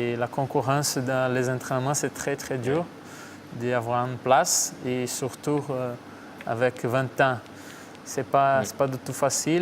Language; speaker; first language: French; non-native, fluent; Portuguese